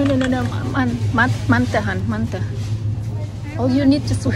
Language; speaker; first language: English; non-native, fluent; Indonesian